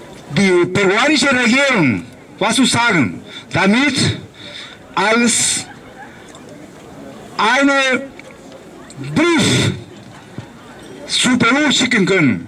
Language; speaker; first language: German; non-native, learner; Spanish